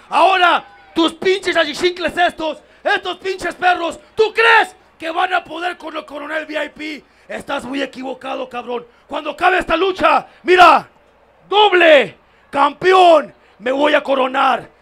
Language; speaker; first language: Spanish; native; Spanish